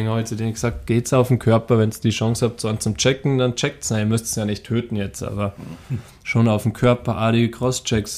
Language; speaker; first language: German; native; German